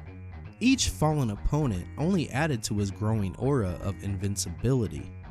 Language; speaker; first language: English; native; English